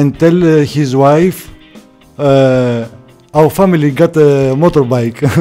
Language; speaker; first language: English; non-native, learner; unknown